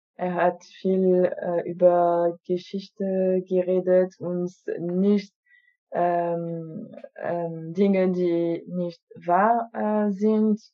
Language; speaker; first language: German; non-native, fluent; French